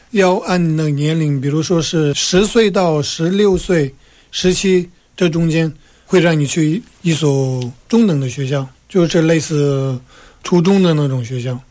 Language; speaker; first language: Chinese; non-native, local second language; Tibetan